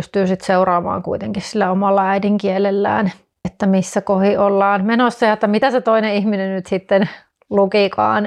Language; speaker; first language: Finnish; native; Finnish